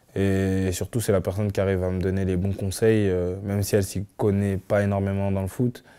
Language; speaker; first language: French; native; French